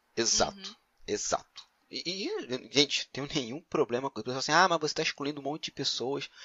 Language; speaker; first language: Portuguese; native; Portuguese